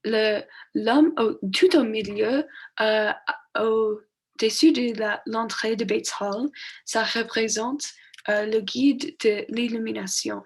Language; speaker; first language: French; non-native, learner; English